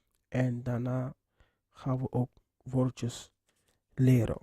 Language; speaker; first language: Dutch; non-native, fluent; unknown